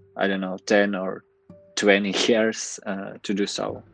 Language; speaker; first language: English; non-native, fluent; Ukrainian